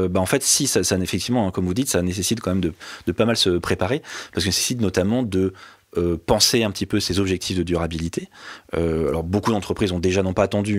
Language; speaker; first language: French; native; French